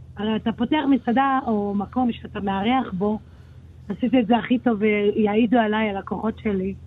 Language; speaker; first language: Hebrew; native; Hebrew